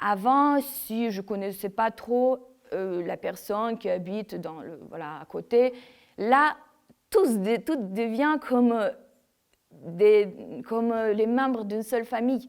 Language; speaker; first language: French; non-native, fluent; Ukrainian